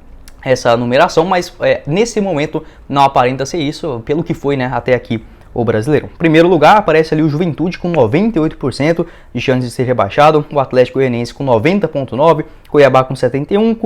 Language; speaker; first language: Portuguese; native; Portuguese